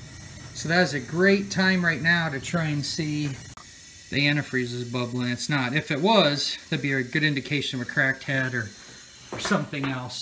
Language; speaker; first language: English; native; English